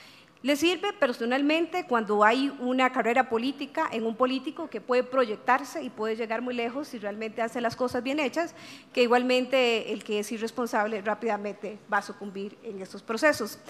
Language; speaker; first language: Spanish; native; Spanish